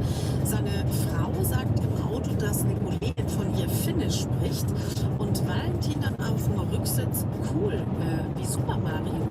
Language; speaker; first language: German; native; German